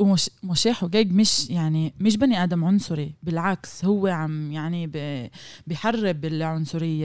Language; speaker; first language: Arabic; non-native, fluent; Hebrew